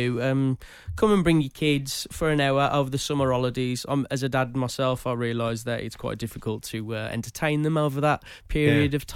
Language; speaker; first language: English; native; English